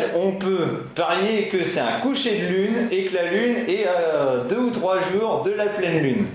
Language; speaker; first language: French; native; French